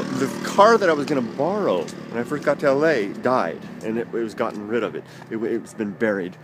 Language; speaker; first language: English; native; English